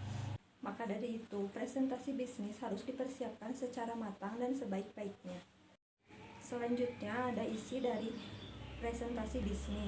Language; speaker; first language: Indonesian; native; Indonesian